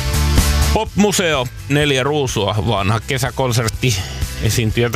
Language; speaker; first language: Finnish; native; Finnish